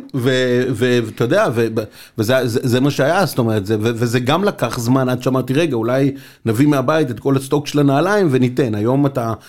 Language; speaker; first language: Hebrew; native; Hebrew